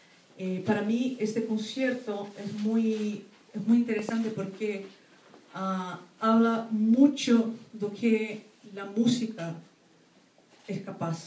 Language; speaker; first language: Spanish; non-native, fluent; Portuguese